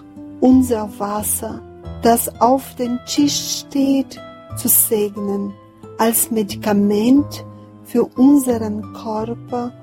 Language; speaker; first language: German; non-native, fluent; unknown